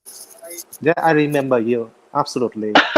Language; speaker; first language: English; non-native, learner; Vietnamese